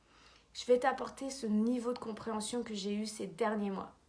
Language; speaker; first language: French; native; French